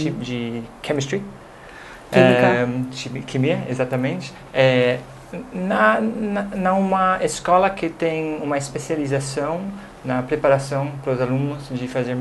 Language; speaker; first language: Portuguese; non-native, fluent; English